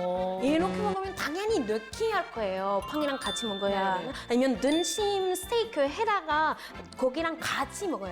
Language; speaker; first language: Korean; non-native, fluent; French